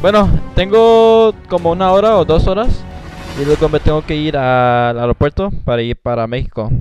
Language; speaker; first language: Spanish; early bilingual, other home language; English